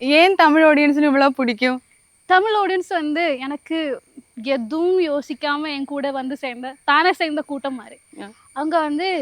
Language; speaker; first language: Tamil; non-native, learner; Malayalam